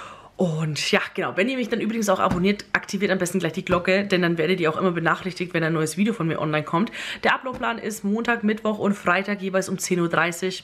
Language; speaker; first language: German; native; German